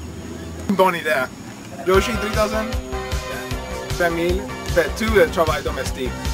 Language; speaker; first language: French; non-native, learner; English